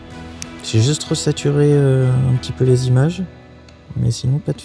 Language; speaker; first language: French; native; French